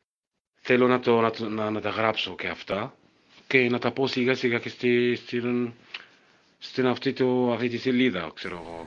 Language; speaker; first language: Greek; non-native, fluent; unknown